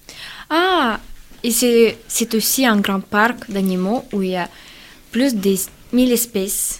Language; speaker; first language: French; non-native, learner; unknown